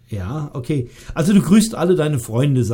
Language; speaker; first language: German; native; German